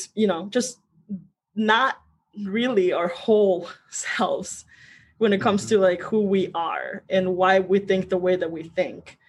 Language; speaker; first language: English; early bilingual, other home language; Spanish